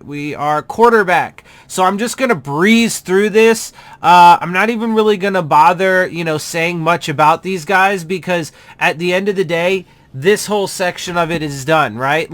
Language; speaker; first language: English; native; English